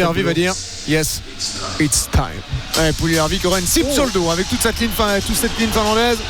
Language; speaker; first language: French; native; French